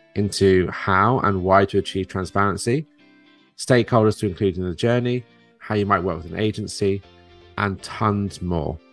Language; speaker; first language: English; native; English